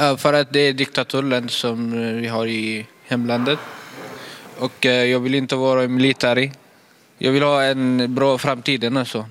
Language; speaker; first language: Swedish; non-native, fluent; Tigrinya